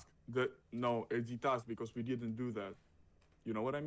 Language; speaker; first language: English; non-native, learner; Russian